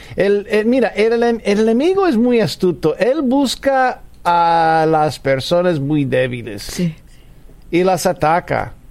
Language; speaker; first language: Spanish; non-native, fluent; English